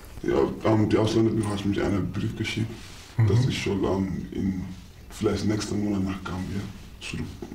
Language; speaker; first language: German; non-native, learner; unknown